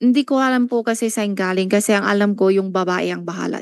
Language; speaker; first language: Filipino; non-native, learner; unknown